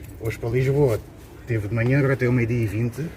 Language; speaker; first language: Portuguese; native; Portuguese